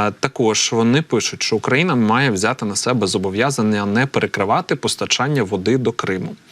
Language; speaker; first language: Ukrainian; native; Ukrainian